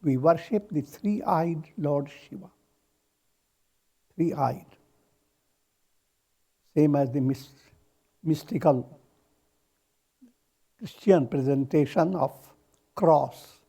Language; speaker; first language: English; non-native, local second language; Hindi